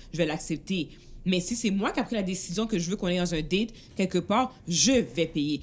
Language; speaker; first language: French; early bilingual, other home language; Haitian Creole